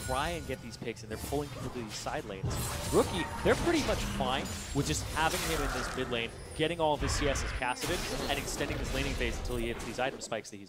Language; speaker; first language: English; native; English